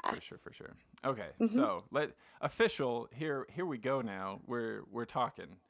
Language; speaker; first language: English; native; English